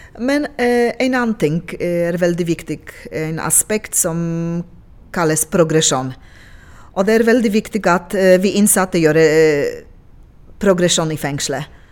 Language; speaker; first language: Norwegian; non-native, fluent; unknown